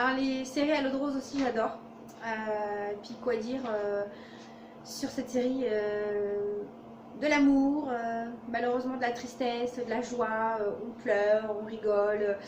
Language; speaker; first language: French; native; French